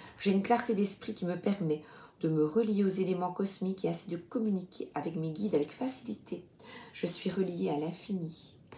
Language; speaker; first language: French; native; French